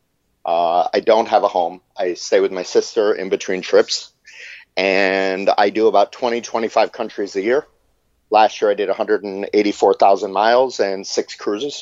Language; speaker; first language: English; native; English